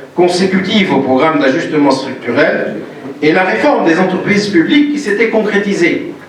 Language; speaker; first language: French; non-native, local second language; Arabic